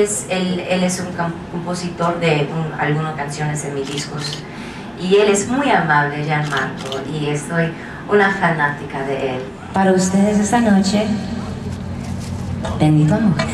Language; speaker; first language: Spanish; non-native, learner; English